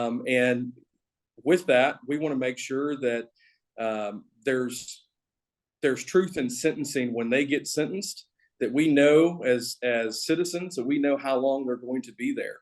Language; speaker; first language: English; native; English